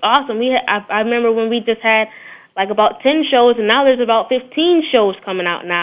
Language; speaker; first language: English; native; English